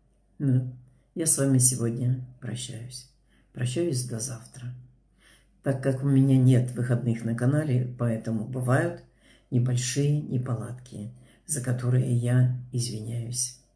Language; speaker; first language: Russian; native; Russian